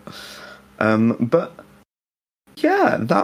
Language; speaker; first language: English; native; English